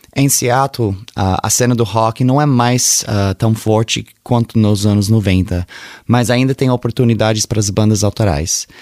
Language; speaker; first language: Portuguese; early bilingual, heritage; Portuguese